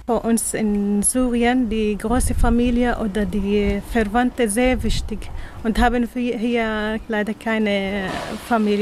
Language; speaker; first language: German; non-native, learner; Arabic